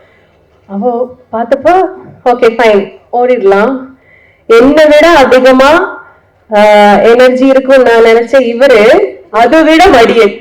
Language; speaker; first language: Tamil; non-native, learner; Malayalam